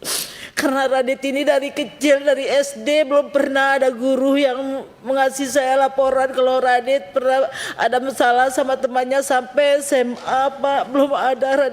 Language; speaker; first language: Indonesian; non-native, local second language; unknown